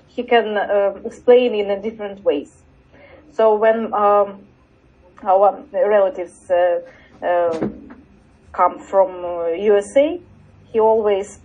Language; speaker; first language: English; non-native, learner; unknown